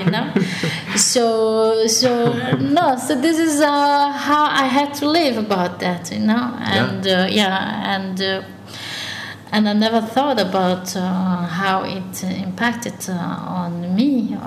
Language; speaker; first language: English; early bilingual, other home language; Tibetan